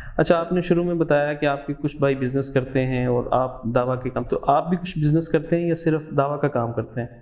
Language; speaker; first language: Urdu; native; Urdu